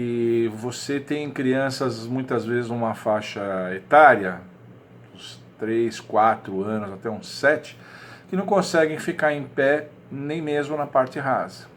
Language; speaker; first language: Portuguese; native; Portuguese